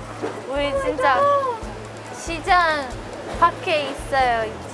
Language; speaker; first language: Korean; non-native, learner; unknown